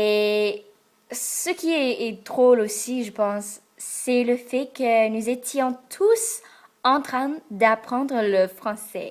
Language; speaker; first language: French; non-native, fluent; English